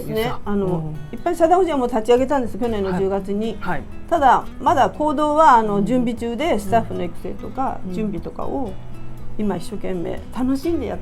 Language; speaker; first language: Japanese; native; Japanese